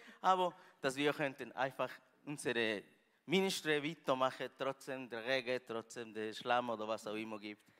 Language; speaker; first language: German; non-native, learner; Spanish